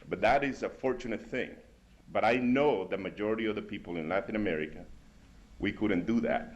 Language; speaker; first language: English; non-native, fluent; Spanish